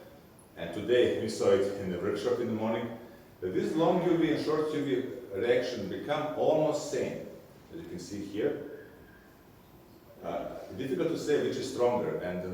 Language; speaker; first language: English; non-native, fluent; Serbian